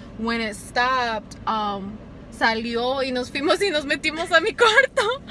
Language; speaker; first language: Spanish; early bilingual, heritage; Spanish